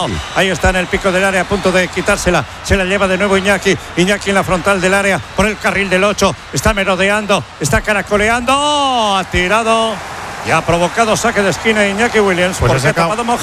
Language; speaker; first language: Spanish; native; Spanish